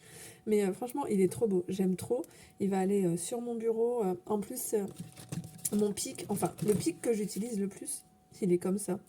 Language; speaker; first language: French; native; French